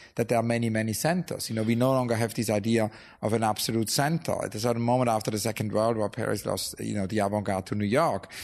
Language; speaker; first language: English; non-native, fluent; German